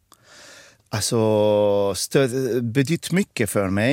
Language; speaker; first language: Swedish; non-native, fluent; Arabic